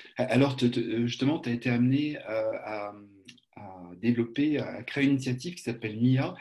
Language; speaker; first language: French; native; French